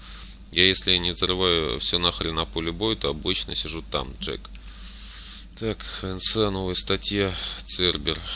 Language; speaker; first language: Russian; native; Russian